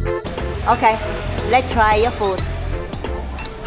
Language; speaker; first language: English; non-native, learner; Vietnamese